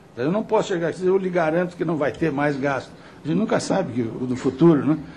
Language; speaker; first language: Portuguese; native; Portuguese